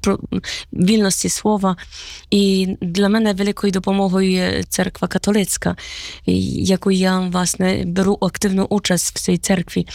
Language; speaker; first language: Polish; non-native, learner; Ukrainian